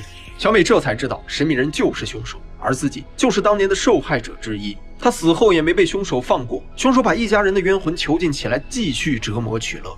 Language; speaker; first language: Chinese; native; Chinese